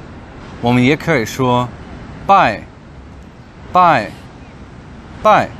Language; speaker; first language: Chinese; non-native, fluent; German